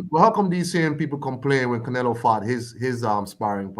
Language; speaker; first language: English; native; English